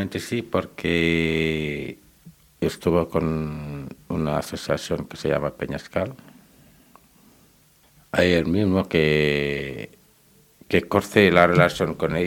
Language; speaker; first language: Spanish; non-native, learner; Wolof